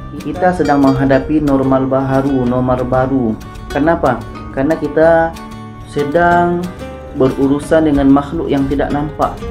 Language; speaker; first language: Malay; native; Malay